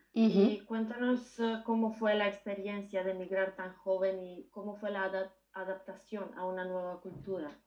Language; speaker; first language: Spanish; non-native, fluent; Macedonian